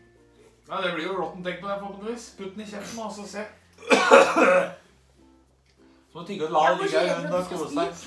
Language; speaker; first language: Norwegian; native; Norwegian